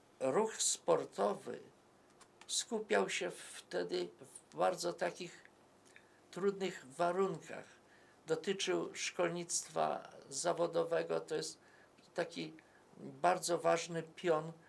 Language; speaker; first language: Polish; native; Polish